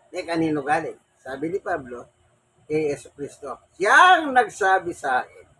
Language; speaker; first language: Filipino; native; Filipino